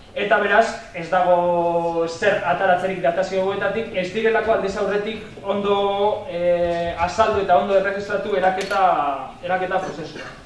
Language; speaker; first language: Basque; early bilingual, heritage; Basque